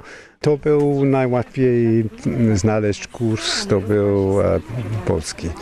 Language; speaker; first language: Polish; non-native, learner; English